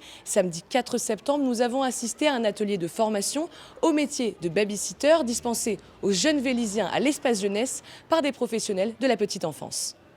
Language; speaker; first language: French; native; French